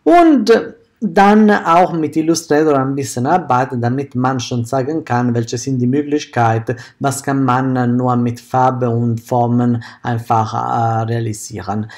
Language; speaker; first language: German; non-native, fluent; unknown